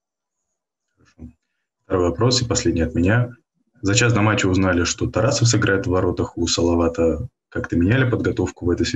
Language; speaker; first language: Russian; native; Russian